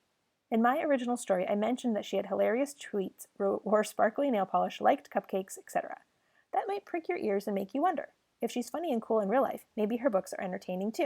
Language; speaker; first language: English; native; English